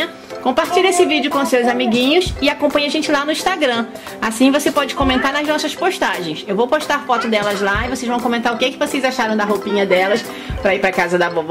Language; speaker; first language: Portuguese; native; Portuguese